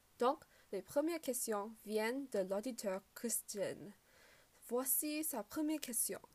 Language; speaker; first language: French; non-native, learner; English